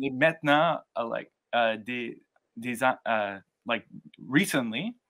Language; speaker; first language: French; non-native, learner; English